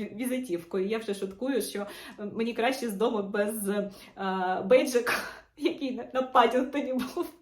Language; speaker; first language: Ukrainian; non-native, local second language; Russian